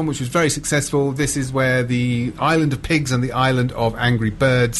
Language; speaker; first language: English; native; English